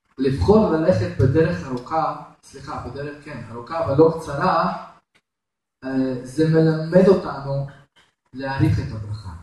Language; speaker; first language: Hebrew; non-native, fluent; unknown